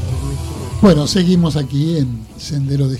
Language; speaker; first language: Spanish; native; Spanish